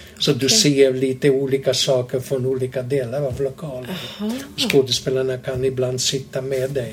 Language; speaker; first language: Swedish; non-native, fluent; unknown